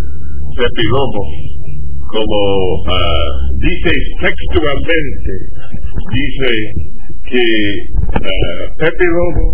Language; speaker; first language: Spanish; non-native, fluent; English